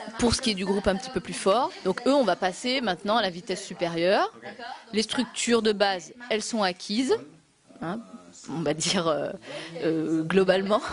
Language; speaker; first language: French; native; French